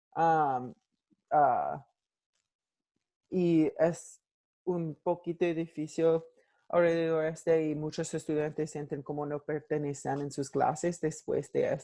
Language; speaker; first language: Spanish; non-native, learner; English